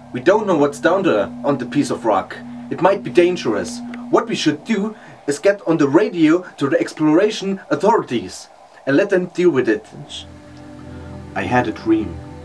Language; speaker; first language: English; non-native, fluent; German